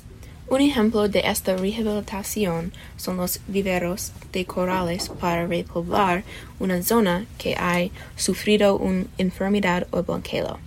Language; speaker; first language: Spanish; non-native, learner; English